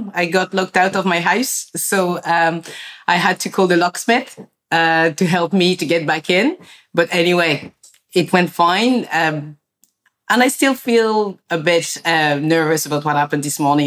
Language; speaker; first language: English; non-native, fluent; French